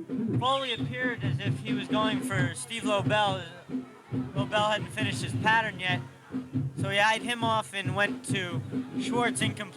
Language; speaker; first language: English; native; English